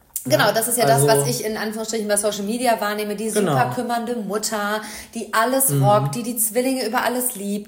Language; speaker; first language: German; native; German